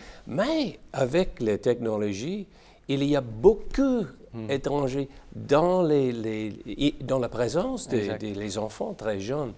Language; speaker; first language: French; non-native, learner; English